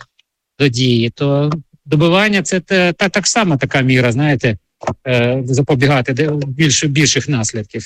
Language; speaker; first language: Ukrainian; native; Ukrainian